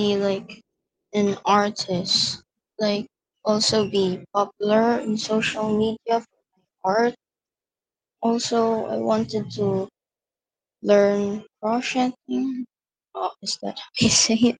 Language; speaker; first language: English; non-native, local second language; Filipino